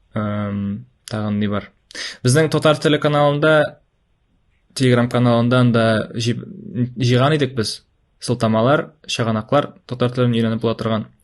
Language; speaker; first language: Tatar; native; Tatar